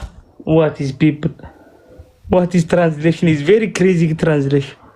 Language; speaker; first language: English; non-native, learner; Oromo